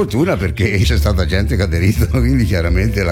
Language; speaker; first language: Italian; native; Italian